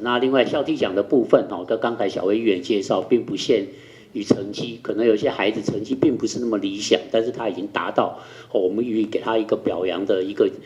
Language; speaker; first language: Chinese; native; Chinese